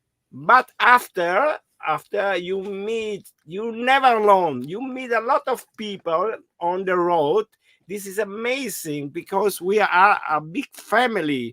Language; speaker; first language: English; non-native, learner; German